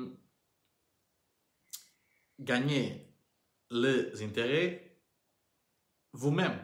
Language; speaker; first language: French; non-native, learner; Portuguese